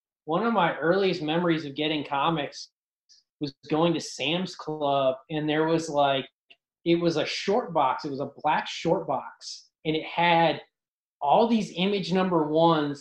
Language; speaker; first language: English; native; English